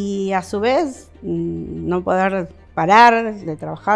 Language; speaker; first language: Spanish; native; Spanish